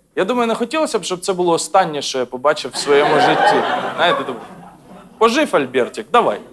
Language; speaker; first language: Ukrainian; non-native, local second language; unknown